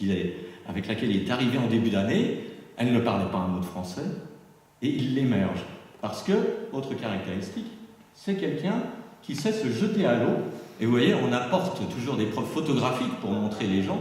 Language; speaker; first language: French; native; French